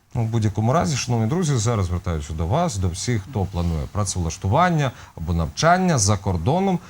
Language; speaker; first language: Ukrainian; native; Ukrainian